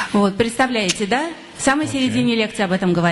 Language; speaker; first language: Russian; native; Russian